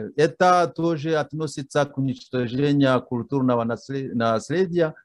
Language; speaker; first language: Russian; non-native, fluent; Kinyarwanda